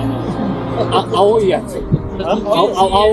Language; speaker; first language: Japanese; native; Japanese